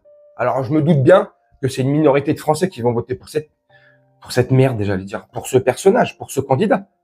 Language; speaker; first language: French; native; French